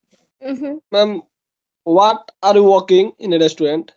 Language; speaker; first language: English; non-native, local second language; Hindi